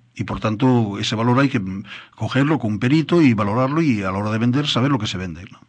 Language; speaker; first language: Spanish; non-native, local second language; Galician